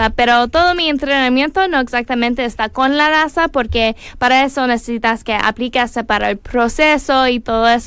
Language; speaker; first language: Spanish; non-native, learner; English